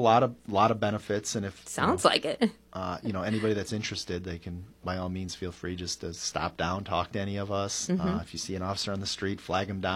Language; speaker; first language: English; native; English